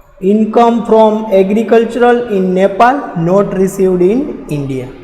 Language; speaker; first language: English; non-native, local second language; Gujarati